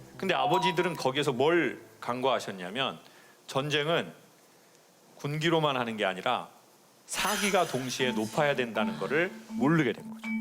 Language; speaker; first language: Korean; native; Korean